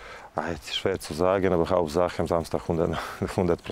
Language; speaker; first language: German; non-native, fluent; Serbian